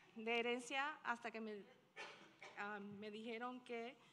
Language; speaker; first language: Spanish; early bilingual, heritage; Spanish